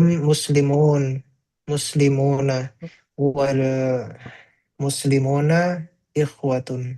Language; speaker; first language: Arabic; non-native, learner; Indonesian